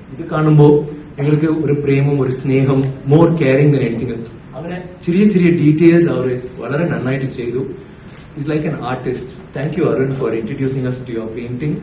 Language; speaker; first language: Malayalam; non-native, learner; Tamil